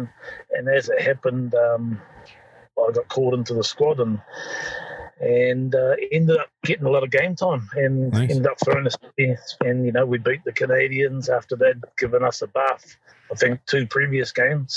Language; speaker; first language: English; native; English